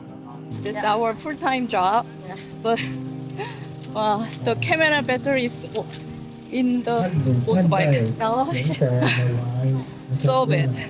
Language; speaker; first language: English; non-native, learner; Korean